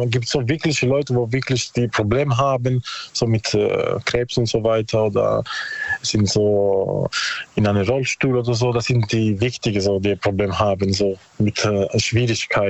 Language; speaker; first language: German; non-native, learner; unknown